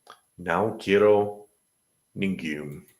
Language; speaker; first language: Portuguese; non-native, learner; English